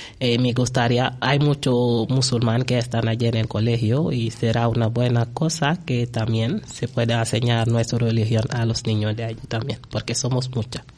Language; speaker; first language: Spanish; non-native, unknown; Wolof